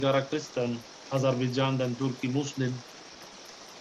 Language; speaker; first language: Indonesian; non-native, fluent; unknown